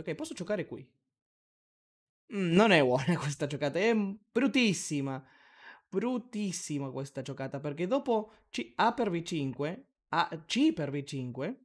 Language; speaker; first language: Italian; non-native, learner; Spanish